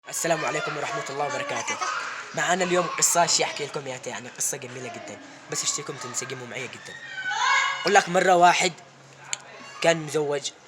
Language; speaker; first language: Arabic; native; Arabic